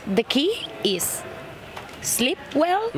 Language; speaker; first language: English; non-native, fluent; Spanish